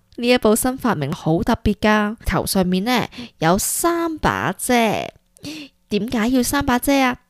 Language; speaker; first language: Cantonese; early bilingual, heritage; Cantonese